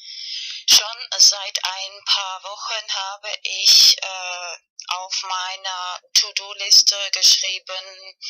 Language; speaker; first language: German; non-native, fluent; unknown